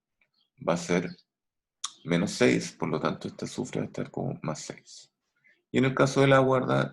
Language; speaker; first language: Spanish; native; Spanish